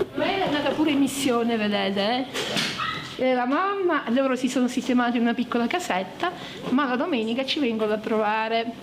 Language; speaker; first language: Italian; native; Italian